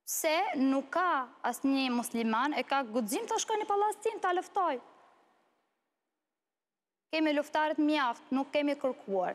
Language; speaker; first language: Albanian; non-native, learner; Arabic